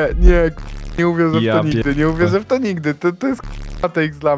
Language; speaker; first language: Polish; native; Polish